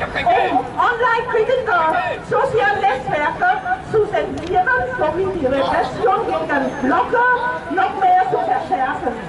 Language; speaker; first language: German; non-native, fluent; Vietnamese